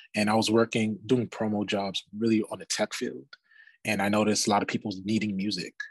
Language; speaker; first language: English; native; English